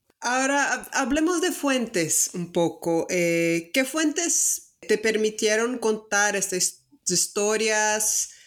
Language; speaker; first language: Spanish; non-native, fluent; Portuguese